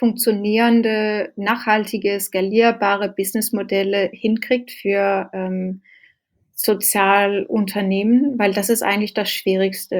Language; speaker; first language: German; non-native, fluent; Danish